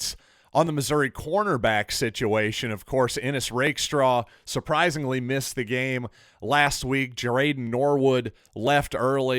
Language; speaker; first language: English; native; English